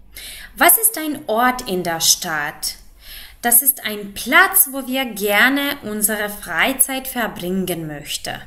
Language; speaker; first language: German; non-native, fluent; Macedonian